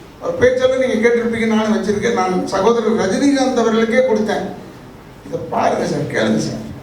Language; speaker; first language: Tamil; non-native, local second language; Telugu